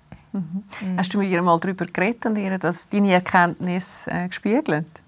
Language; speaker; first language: German; native; German